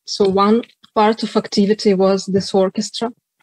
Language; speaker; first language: English; non-native, fluent; Ukrainian